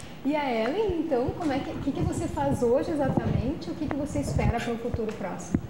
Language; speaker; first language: Portuguese; native; Portuguese